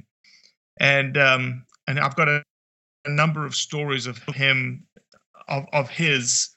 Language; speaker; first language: English; native; English